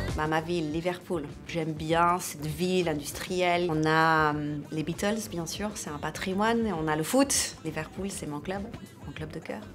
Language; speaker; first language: French; non-native, fluent; English